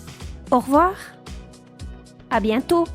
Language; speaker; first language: French; non-native, fluent; Spanish